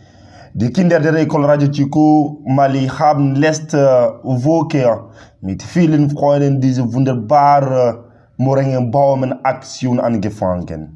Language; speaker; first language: German; non-native, learner; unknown